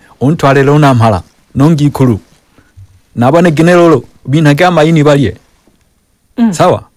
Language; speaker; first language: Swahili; non-native, local second language; Sukuma